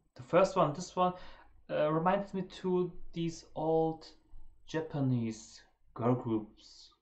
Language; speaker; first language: English; non-native, fluent; German